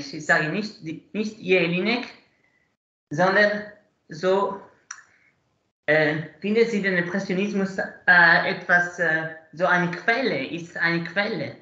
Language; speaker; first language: German; non-native, learner; Italian